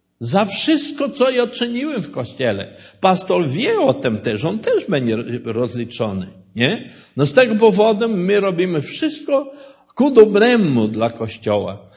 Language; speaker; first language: Polish; non-native, learner; Portuguese